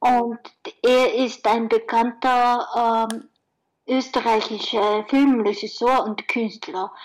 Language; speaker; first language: German; non-native, fluent; Japanese